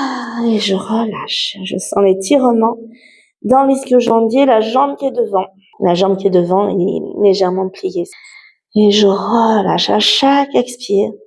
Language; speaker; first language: French; native; French